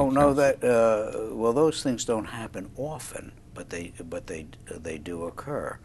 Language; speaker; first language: English; native; English